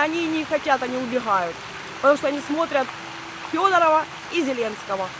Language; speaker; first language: Russian; native; Russian